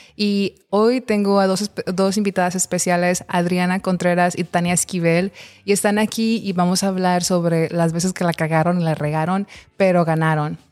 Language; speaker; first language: Spanish; early bilingual, heritage; Spanish